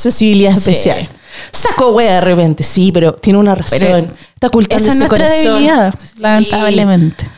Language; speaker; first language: Spanish; native; Spanish